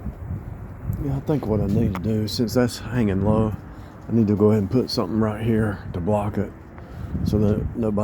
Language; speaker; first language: English; native; English